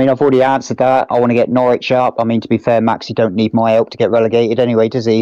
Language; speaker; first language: English; native; English